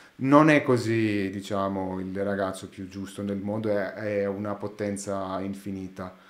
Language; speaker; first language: Italian; non-native, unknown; Greek